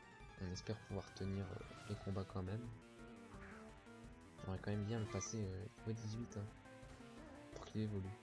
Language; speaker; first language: French; native; French